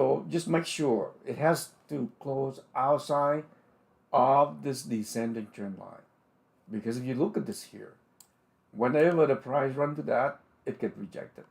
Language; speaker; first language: English; non-native, fluent; Vietnamese